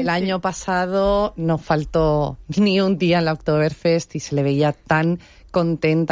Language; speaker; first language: Spanish; native; Spanish